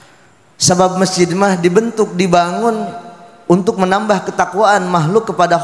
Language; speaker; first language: Indonesian; non-native, local second language; Sundanese